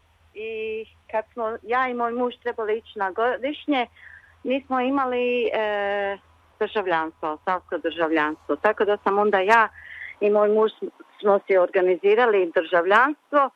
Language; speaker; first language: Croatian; early bilingual, other home language; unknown